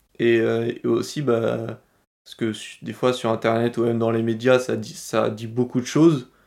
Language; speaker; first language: French; native; French